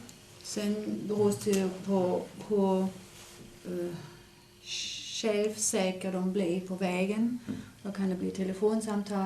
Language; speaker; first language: Swedish; native; Swedish